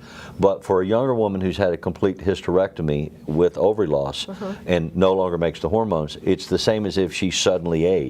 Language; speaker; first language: English; native; English